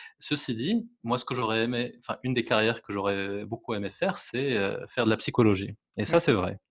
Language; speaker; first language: French; non-native, local second language; Arabic